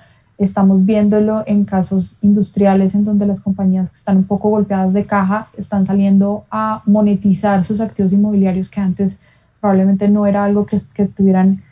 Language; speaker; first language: Spanish; native; Spanish